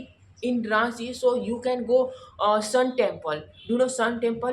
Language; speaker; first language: English; non-native, learner; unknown